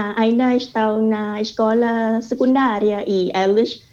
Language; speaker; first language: Portuguese; non-native, fluent; Thai